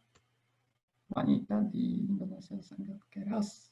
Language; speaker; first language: Indonesian; non-native, fluent; Polish